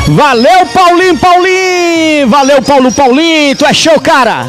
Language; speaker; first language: Portuguese; native; Portuguese